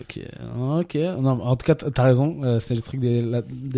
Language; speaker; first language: French; native; French